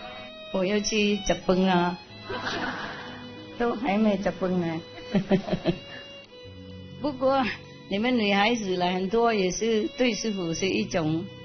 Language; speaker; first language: Chinese; non-native, fluent; Vietnamese